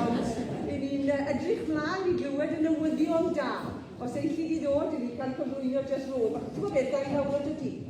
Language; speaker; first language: Welsh; native; Welsh